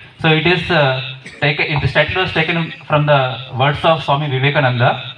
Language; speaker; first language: English; non-native, local second language; Telugu